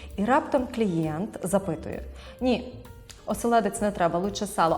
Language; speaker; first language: Ukrainian; native; Ukrainian